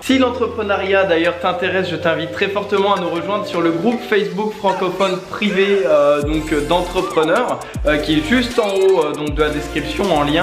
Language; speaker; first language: French; native; French